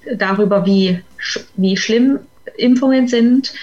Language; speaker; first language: German; native; German